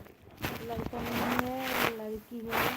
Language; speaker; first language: Hindi; non-native, local second language; Bangla